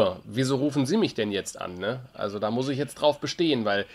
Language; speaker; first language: German; native; German